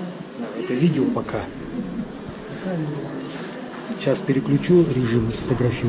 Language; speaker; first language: Russian; native; Russian